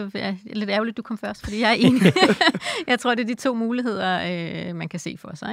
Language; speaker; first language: Danish; native; Danish